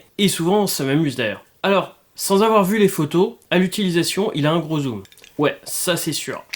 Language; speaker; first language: French; native; French